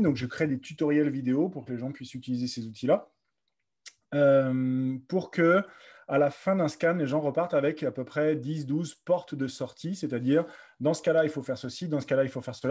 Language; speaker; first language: French; native; French